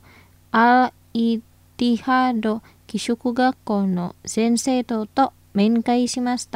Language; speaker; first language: Japanese; non-native, fluent; Indonesian